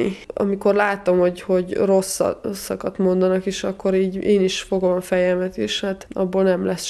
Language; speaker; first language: Hungarian; non-native, fluent; Serbian